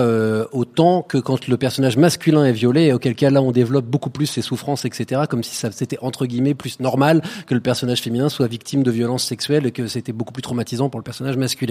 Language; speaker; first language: French; native; French